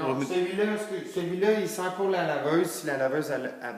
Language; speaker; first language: French; native; French